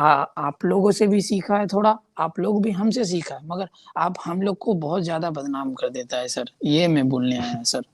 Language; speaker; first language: Hindi; non-native, local second language; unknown